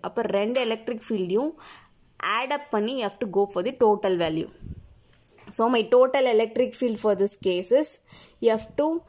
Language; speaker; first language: English; non-native, local second language; Tamil